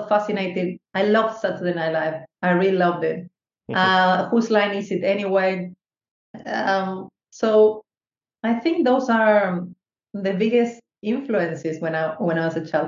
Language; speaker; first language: English; non-native, fluent; Spanish